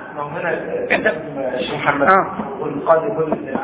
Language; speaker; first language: Arabic; native; Arabic